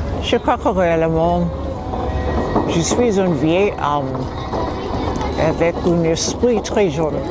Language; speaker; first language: French; non-native, learner; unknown